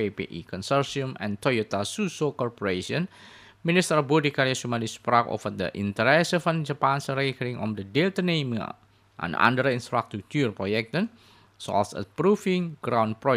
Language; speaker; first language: Dutch; non-native, fluent; Indonesian